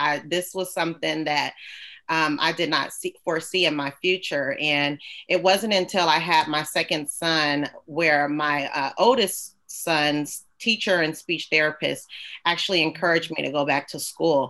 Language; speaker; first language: English; native; English